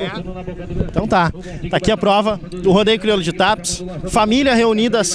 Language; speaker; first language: Portuguese; native; Portuguese